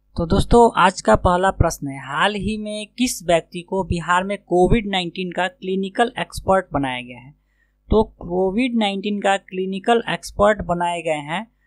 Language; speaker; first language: Hindi; native; Hindi